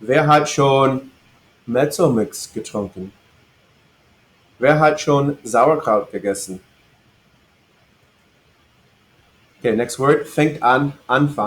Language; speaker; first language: German; non-native, fluent; English